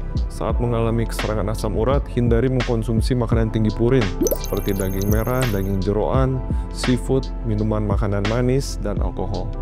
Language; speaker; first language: Indonesian; native; Indonesian